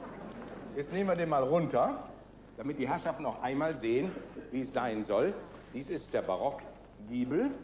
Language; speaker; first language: German; native; German